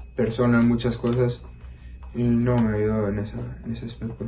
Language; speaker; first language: Spanish; early bilingual, heritage; Spanish